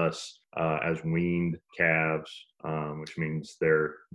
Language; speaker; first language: English; native; English